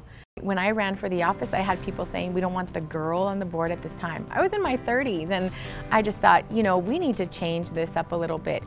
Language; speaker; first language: English; native; English